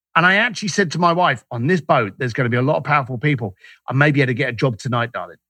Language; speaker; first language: English; native; English